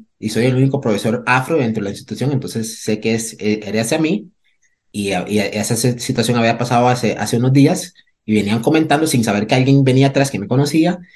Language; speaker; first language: Spanish; non-native, local second language; Jamaican Creole English